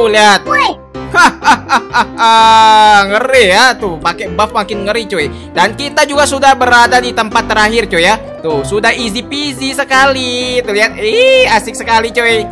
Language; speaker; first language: Indonesian; native; Indonesian